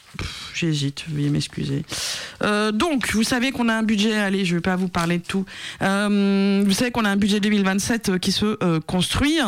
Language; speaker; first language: French; native; French